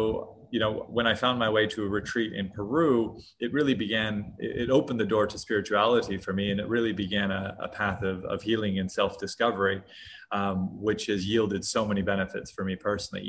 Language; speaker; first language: English; native; English